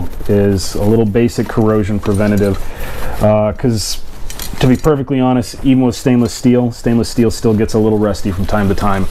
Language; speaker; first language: English; native; English